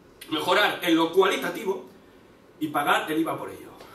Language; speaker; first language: Spanish; native; Spanish